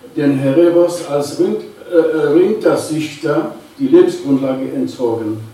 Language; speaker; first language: German; non-native, fluent; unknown